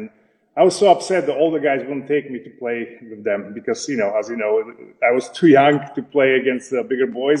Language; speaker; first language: English; non-native, fluent; Slovak